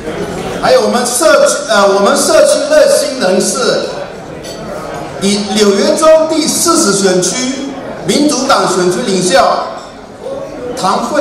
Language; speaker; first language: Chinese; native; Chinese